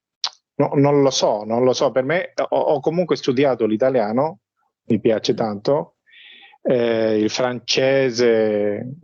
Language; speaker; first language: Italian; non-native, fluent; Spanish